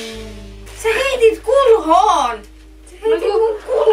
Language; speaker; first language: Finnish; native; Finnish